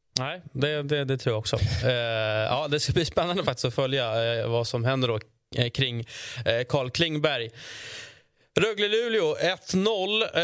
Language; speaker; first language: Swedish; native; Swedish